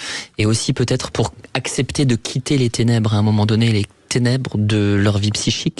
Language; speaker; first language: French; native; French